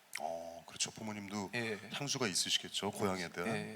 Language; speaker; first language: Korean; native; Korean